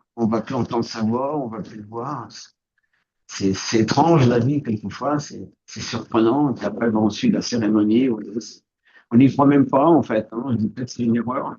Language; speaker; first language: French; native; French